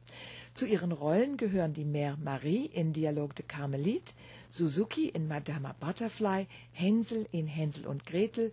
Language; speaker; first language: German; native; German